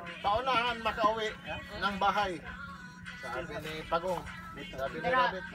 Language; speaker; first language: Filipino; non-native, local second language; Cebuano